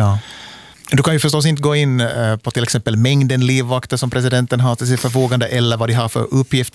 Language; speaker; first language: Swedish; native; Swedish